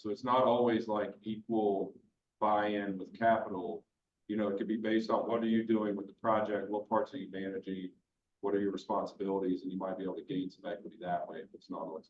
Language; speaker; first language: English; native; English